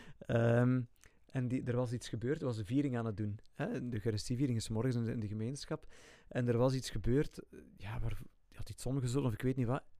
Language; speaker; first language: Dutch; native; Dutch